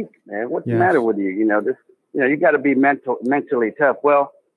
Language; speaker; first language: English; native; English